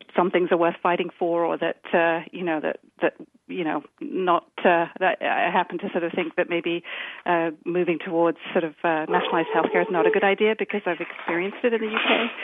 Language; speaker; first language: English; native; English